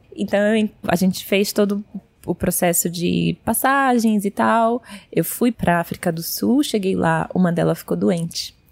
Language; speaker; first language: Portuguese; early bilingual, heritage; Portuguese